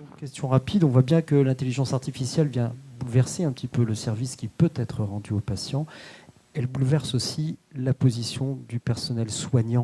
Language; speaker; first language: French; native; French